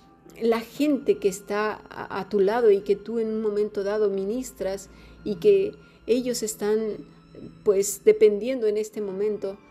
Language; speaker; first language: Spanish; native; Spanish